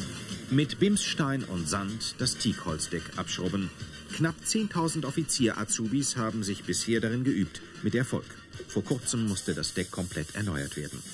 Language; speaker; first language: German; native; German